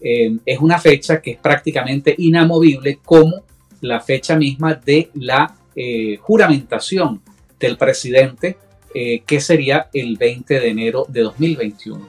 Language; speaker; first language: Spanish; native; Spanish